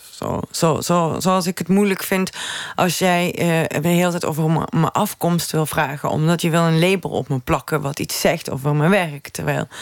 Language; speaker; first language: Dutch; native; Dutch